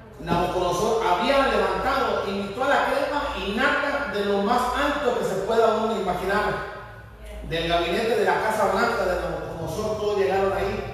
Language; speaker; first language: Spanish; native; Spanish